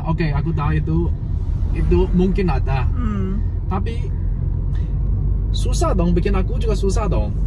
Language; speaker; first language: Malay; non-native, learner; Cantonese